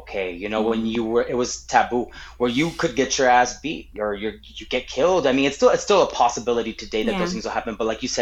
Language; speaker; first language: English; native; English